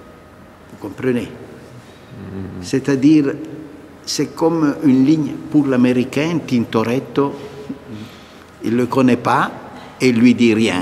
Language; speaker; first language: French; non-native, fluent; Italian